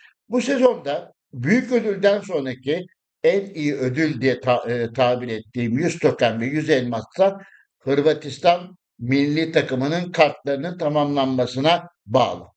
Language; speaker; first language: Turkish; native; Turkish